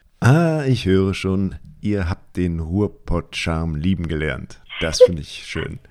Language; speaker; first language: German; native; German